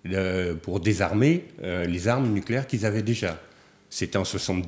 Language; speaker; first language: French; native; French